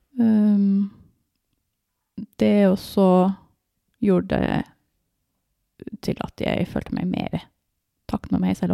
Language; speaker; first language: Norwegian; non-native, fluent; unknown